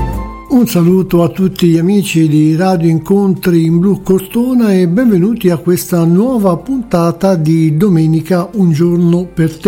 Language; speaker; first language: Italian; native; Italian